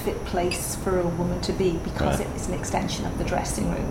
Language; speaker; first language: English; native; English